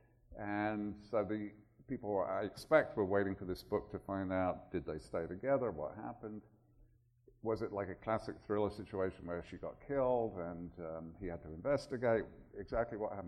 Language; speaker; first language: English; native; English